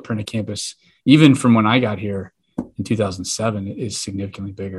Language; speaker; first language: English; native; English